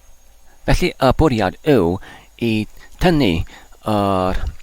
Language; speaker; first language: Welsh; non-native, learner; Polish